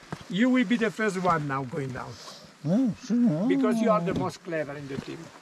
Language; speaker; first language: English; non-native, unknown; Italian